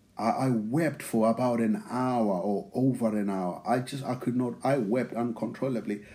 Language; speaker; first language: English; non-native, local second language; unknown